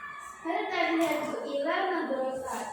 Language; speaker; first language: Arabic; non-native, learner; Indonesian